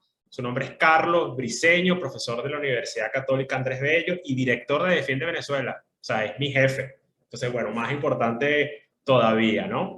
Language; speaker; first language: Spanish; native; Spanish